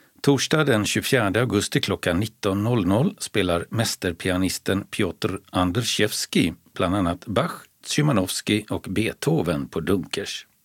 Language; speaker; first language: Swedish; native; Swedish